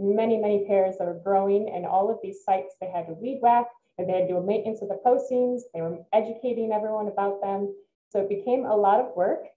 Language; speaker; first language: English; native; English